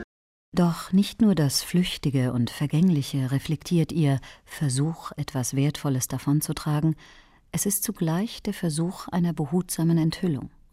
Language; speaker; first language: German; native; German